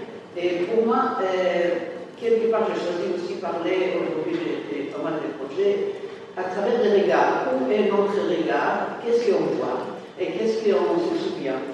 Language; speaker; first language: French; non-native, fluent; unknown